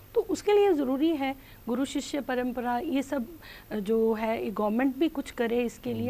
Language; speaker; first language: Hindi; native; Hindi